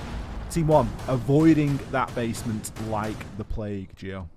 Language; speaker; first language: English; native; English